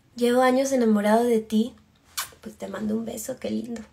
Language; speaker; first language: Spanish; native; Spanish